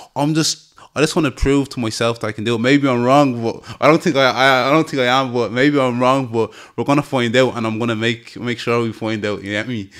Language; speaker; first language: English; native; English